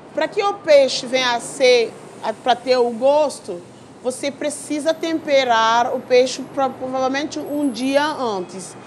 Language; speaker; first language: Portuguese; non-native, fluent; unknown